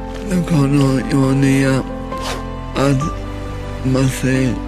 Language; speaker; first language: Hebrew; early bilingual, other home language; Arabic